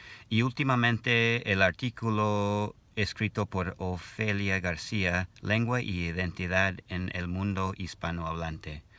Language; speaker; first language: Spanish; non-native, learner; English